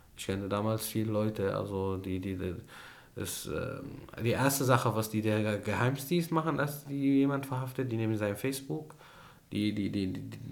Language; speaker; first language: German; non-native, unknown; Arabic